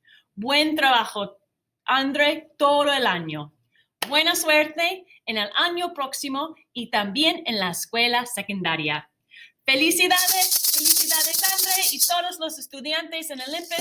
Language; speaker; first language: Spanish; non-native, fluent; English